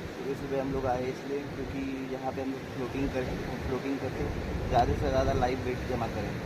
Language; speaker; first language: Hindi; non-native, local second language; Marathi